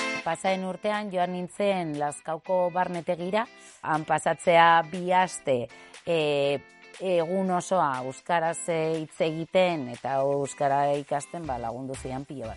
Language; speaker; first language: Basque; non-native, learner; Spanish